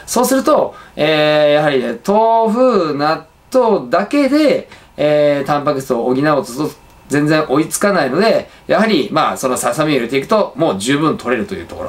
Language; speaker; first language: Japanese; native; Japanese